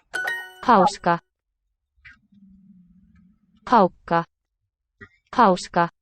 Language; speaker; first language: Finnish; non-native, learner; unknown